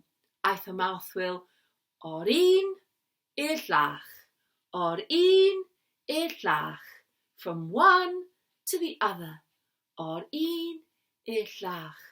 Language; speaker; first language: Welsh; non-native, learner; English